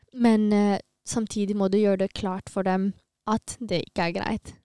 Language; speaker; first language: Norwegian; early bilingual, other home language; Tigrinya